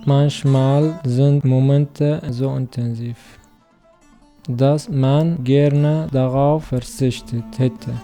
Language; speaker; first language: German; non-native, learner; Arabic